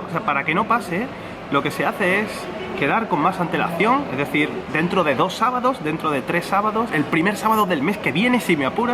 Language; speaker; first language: Spanish; native; Spanish